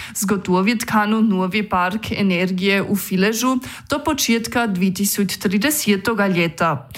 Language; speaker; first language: Croatian; native; Croatian